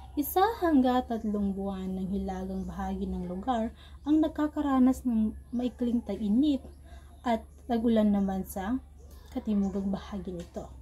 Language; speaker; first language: Filipino; non-native, local second language; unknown